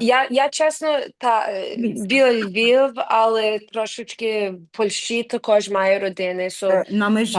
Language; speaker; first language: Ukrainian; early bilingual, heritage; Ukrainian